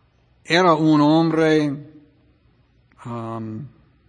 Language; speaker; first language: Spanish; non-native, fluent; English